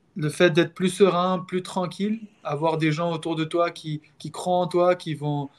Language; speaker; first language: French; non-native, local second language; Arabic